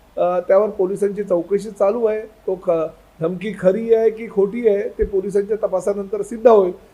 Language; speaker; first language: Marathi; native; Marathi